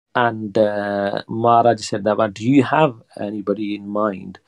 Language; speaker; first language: English; early bilingual, other home language; Punjabi